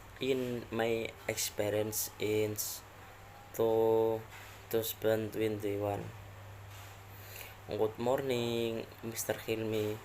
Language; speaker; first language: English; non-native, learner; Indonesian